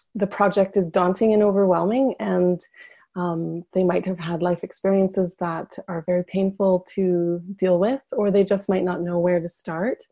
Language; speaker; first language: English; native; English